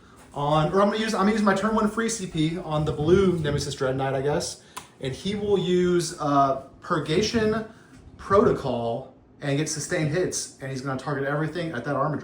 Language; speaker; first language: English; native; English